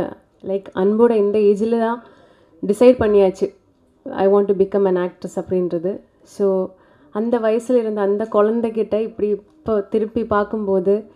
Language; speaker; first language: Tamil; non-native, local second language; Malayalam